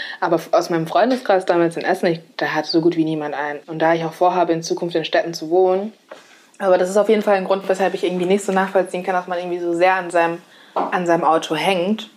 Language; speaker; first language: German; native; German